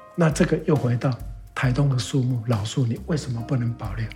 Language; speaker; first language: Chinese; native; Chinese